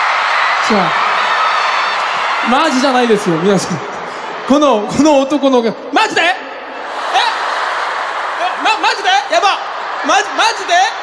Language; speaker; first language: Japanese; non-native, fluent; Korean